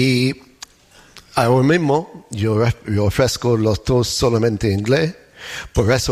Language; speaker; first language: Spanish; non-native, learner; English